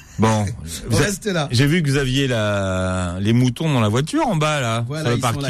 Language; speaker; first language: French; native; French